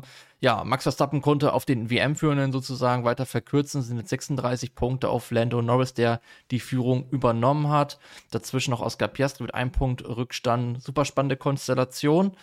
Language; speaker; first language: German; native; German